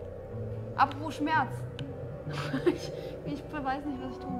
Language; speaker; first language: German; native; German